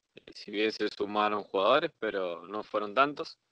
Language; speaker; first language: Spanish; native; Spanish